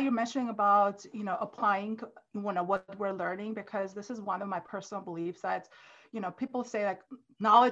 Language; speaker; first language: English; non-native, fluent; Armenian